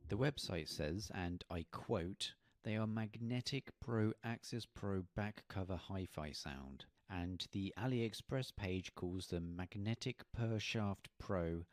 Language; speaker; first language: English; native; English